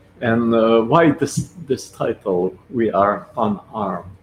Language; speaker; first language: English; non-native, local second language; French